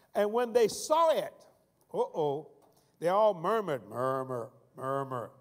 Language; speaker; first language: English; native; English